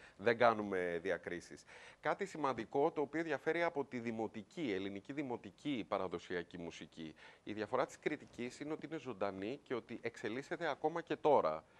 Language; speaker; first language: Greek; native; Greek